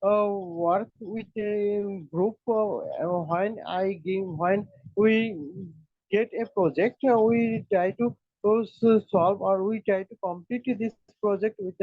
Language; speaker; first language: English; non-native, learner; Bangla